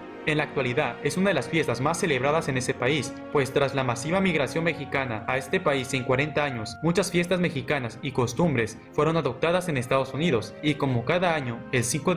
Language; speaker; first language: Spanish; native; Spanish